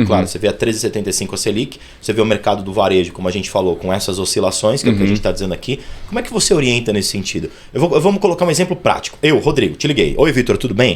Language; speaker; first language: Portuguese; native; Portuguese